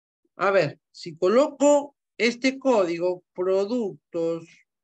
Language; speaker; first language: Spanish; native; Spanish